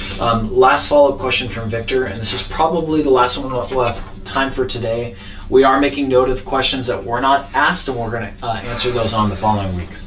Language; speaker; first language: English; native; English